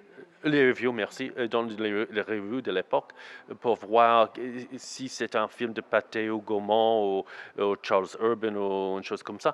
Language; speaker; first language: French; non-native, learner; English